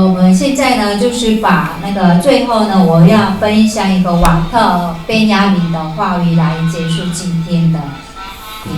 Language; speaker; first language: Chinese; native; Chinese